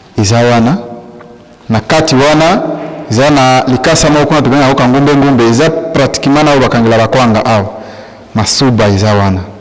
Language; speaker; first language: Lingala; non-native, local second language; Swahili